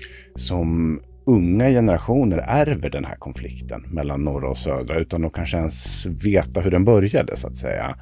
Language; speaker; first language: Swedish; native; Swedish